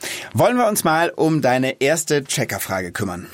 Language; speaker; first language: German; native; German